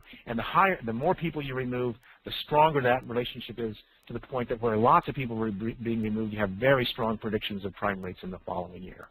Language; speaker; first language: English; native; English